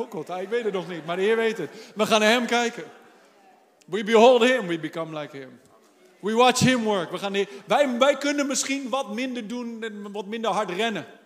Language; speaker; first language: Dutch; native; Dutch